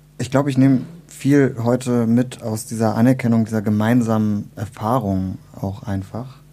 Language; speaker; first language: German; early bilingual, other home language; Turkish